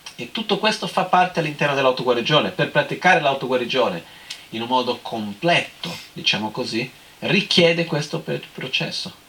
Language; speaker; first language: Italian; non-native, fluent; Portuguese